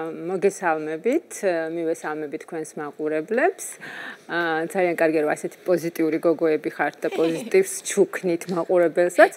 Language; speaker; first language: Georgian; non-native, local second language; Azerbaijani